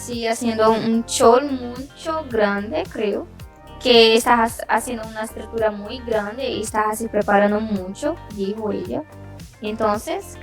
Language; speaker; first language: Spanish; non-native, learner; Portuguese